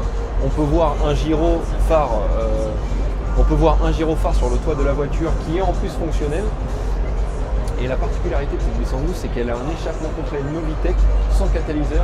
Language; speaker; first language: French; native; French